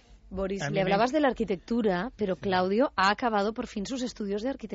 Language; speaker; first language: Spanish; native; Spanish